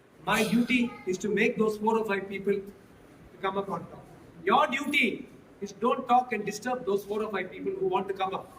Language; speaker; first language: English; non-native, local second language; Tamil